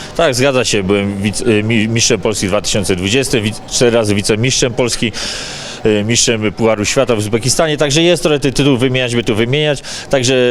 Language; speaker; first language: Polish; native; Polish